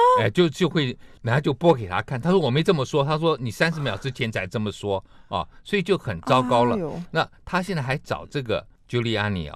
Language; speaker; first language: Chinese; native; Chinese